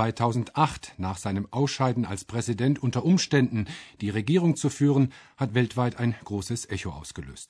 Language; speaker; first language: German; native; German